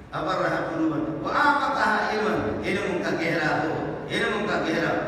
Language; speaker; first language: Urdu; non-native, local second language; Baluchi